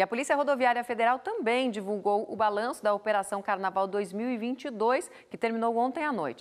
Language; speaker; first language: Portuguese; native; Portuguese